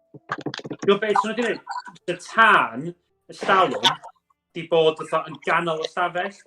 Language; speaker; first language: Welsh; native; Welsh